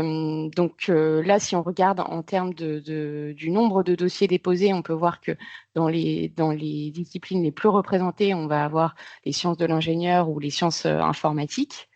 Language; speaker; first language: French; native; French